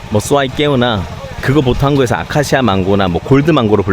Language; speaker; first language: Korean; native; Korean